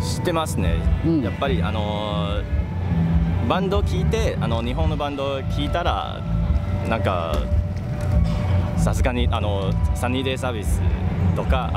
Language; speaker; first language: Japanese; non-native, fluent; Chinese